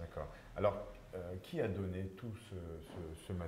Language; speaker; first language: French; native; French